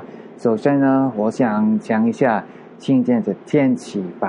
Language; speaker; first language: Chinese; non-native, learner; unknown